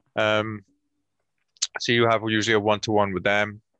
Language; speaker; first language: English; native; English